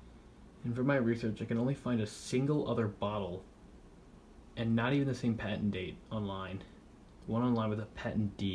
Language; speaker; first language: English; native; English